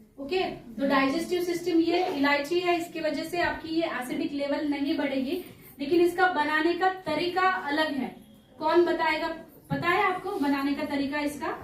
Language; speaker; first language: Hindi; non-native, local second language; Marathi